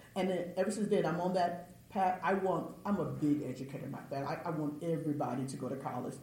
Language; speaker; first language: English; native; English